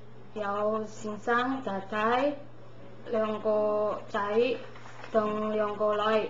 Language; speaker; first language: Cantonese; non-native, learner; Indonesian